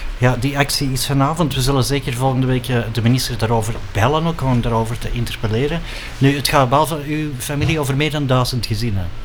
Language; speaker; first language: Dutch; native; Dutch